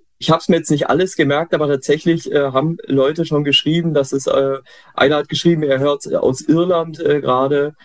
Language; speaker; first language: German; native; German